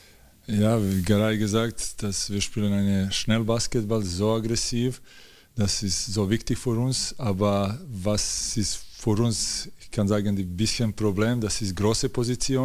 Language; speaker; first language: German; non-native, learner; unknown